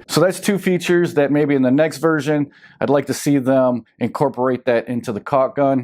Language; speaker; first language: English; native; English